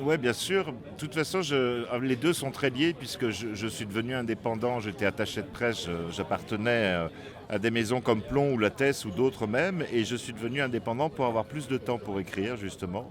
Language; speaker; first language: French; native; French